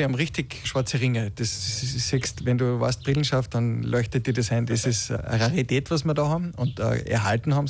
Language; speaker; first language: German; native; German